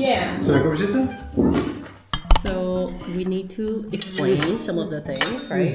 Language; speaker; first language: English; non-native, learner; Korean